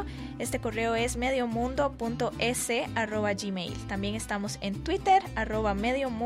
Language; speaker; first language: Spanish; native; Spanish